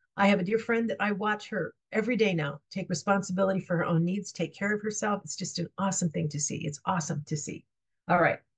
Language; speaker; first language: English; native; English